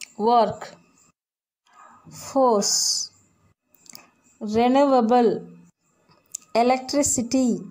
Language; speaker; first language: English; non-native, local second language; Tamil